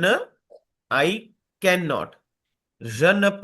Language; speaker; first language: French; non-native, fluent; Hindi